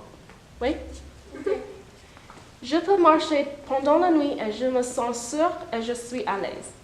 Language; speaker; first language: French; non-native, fluent; English